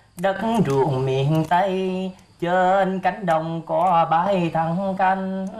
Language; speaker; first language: Vietnamese; native; Vietnamese